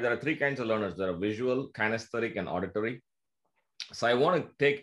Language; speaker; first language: English; non-native, local second language; Tamil